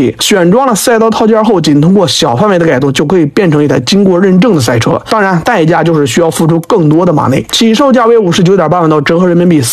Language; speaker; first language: Chinese; native; Chinese